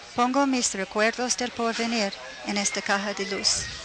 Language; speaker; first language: Spanish; non-native, fluent; English